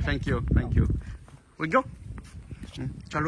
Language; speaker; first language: English; non-native, learner; French